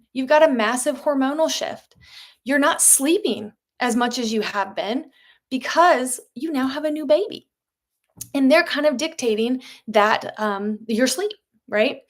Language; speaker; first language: English; native; English